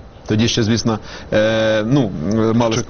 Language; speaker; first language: Ukrainian; native; Ukrainian